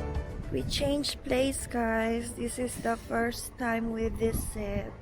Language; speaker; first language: English; non-native, learner; Filipino